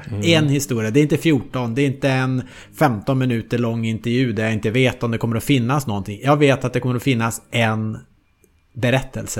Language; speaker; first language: Swedish; native; Swedish